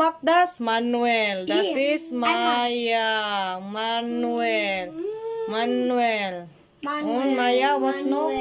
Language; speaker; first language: German; non-native, learner; Cebuano